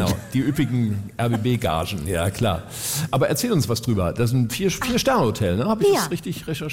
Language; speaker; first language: German; native; German